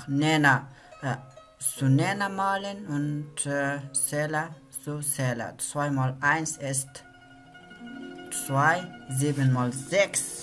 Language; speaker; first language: German; non-native, learner; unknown